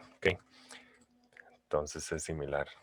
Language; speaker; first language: Spanish; native; Spanish